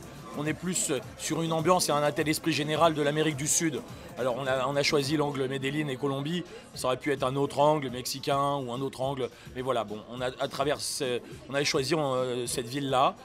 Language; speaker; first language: French; native; French